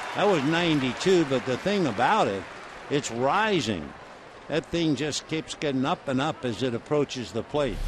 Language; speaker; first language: English; native; English